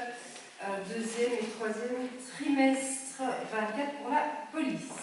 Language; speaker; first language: French; native; French